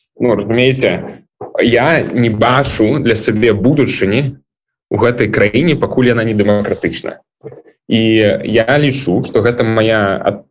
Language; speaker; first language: Belarusian; non-native, local second language; Russian